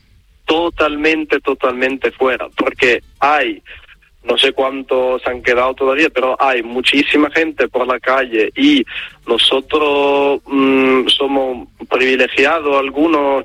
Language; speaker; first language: Spanish; non-native, fluent; Italian